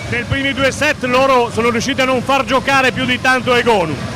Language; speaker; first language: Italian; native; Italian